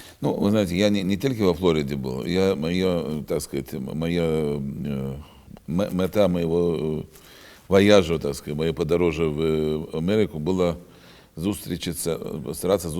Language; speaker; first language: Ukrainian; non-native, learner; Russian